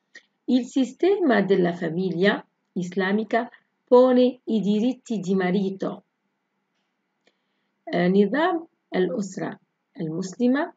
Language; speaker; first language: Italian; non-native, fluent; Arabic